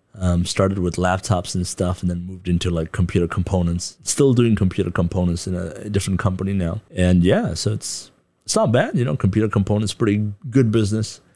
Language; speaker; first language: English; non-native, local second language; Tibetan